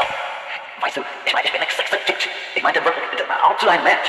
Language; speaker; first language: German; non-native, learner; English